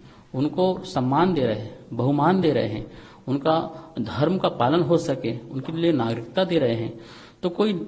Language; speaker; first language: Hindi; native; Hindi